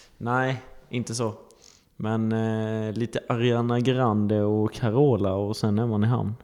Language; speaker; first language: Swedish; native; Swedish